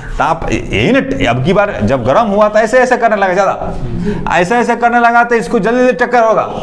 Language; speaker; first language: Hindi; native; Hindi